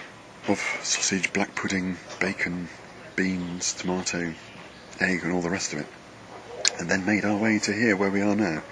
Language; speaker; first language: English; native; English